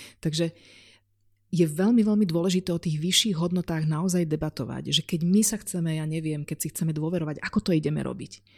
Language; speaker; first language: Slovak; non-native, local second language; Hungarian